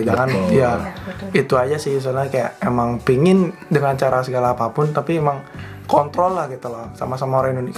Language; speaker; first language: Indonesian; native; Indonesian